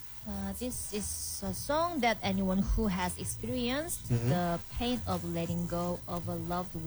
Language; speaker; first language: English; non-native, learner; Korean